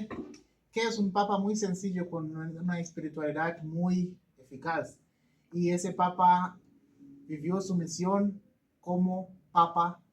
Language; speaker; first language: Spanish; non-native, learner; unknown